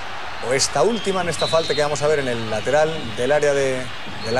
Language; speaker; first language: Spanish; native; Spanish